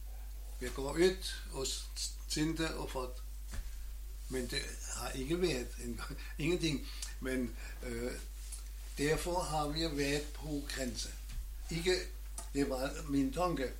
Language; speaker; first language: Norwegian; non-native, learner; German